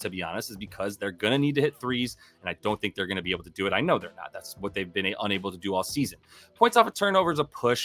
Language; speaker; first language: English; native; English